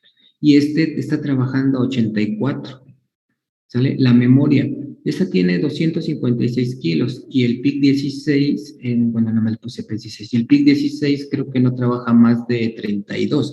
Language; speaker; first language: Spanish; native; Spanish